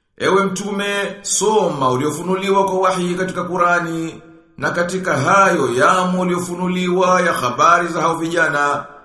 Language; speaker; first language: Swahili; native; Swahili